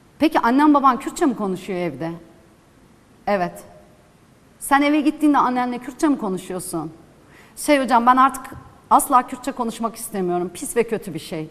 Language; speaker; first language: Turkish; non-native, local second language; Kurdish